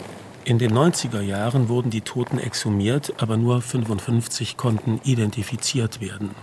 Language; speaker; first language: German; native; German